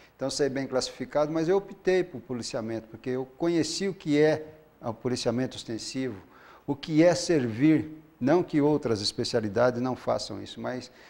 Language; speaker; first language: Portuguese; native; Portuguese